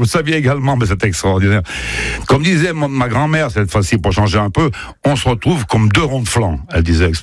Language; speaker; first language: French; native; French